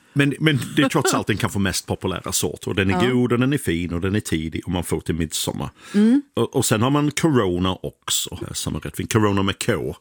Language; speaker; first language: Swedish; non-native, fluent; English